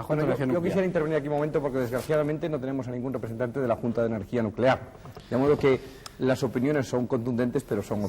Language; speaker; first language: Spanish; native; Spanish